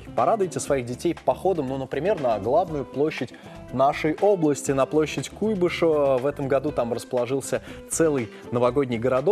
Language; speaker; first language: Russian; native; Russian